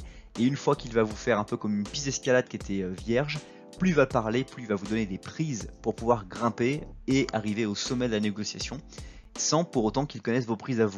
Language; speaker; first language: French; native; French